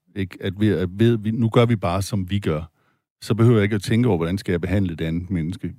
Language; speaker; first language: Danish; native; Danish